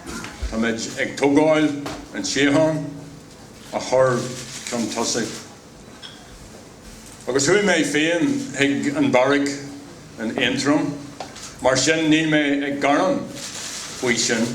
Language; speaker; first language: Irish; non-native, local second language; English